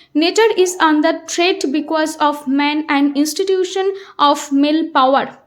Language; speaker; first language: English; non-native, local second language; Bangla